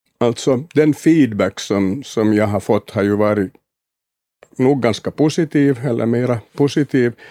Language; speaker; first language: Swedish; native; Swedish